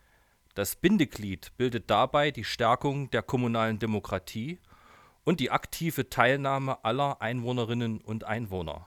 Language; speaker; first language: German; native; German